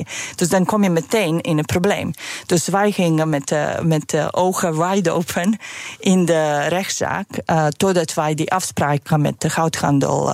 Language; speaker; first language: Dutch; non-native, fluent; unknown